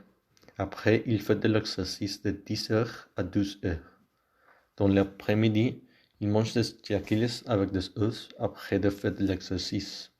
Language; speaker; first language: French; non-native, learner; Spanish